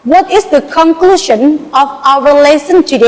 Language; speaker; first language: English; non-native, learner; Indonesian